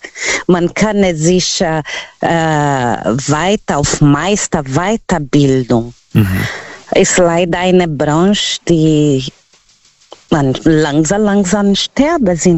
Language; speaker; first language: German; non-native, learner; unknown